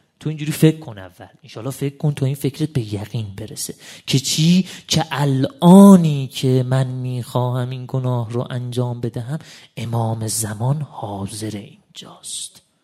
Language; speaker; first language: Persian; native; Persian